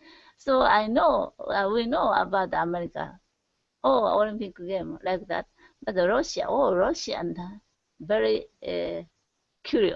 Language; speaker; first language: English; non-native, learner; Japanese